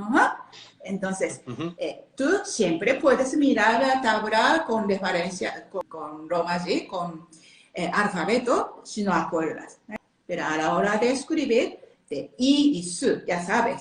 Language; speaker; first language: Spanish; non-native, learner; Japanese